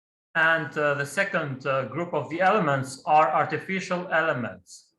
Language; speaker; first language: English; non-native, fluent; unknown